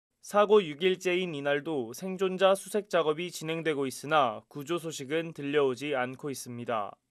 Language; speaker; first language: Korean; native; Korean